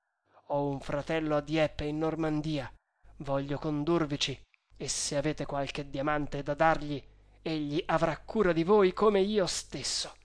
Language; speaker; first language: Italian; native; Italian